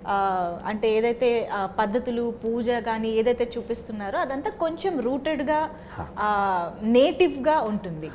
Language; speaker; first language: Telugu; native; Telugu